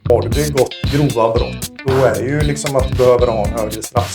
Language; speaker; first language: Swedish; native; Swedish